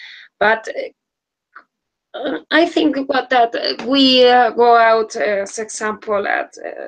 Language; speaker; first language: English; non-native, learner; Spanish